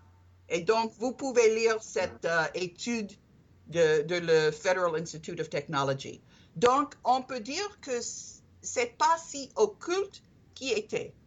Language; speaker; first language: French; non-native, learner; English